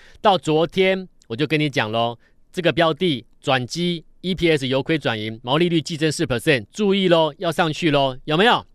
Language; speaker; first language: Chinese; native; Chinese